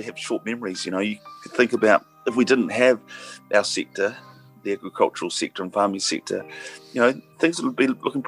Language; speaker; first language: English; native; English